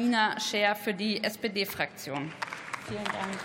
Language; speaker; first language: German; native; German